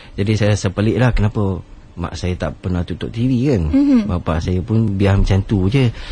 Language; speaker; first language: Malay; non-native, local second language; Chinese